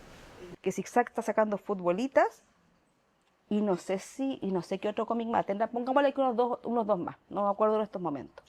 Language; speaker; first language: Spanish; native; Spanish